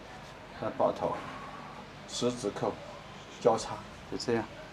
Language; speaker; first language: Chinese; native; Chinese